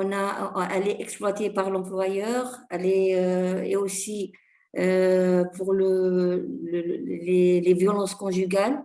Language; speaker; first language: French; non-native, fluent; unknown